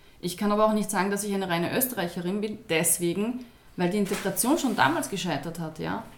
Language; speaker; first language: German; early bilingual, other home language; Turkish